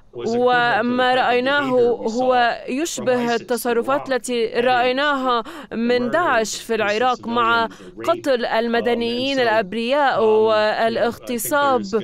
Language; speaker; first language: Arabic; non-native, fluent; English